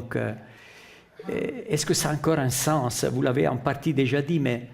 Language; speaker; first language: French; non-native, local second language; Italian